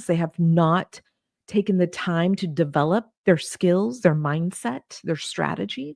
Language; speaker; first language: English; native; English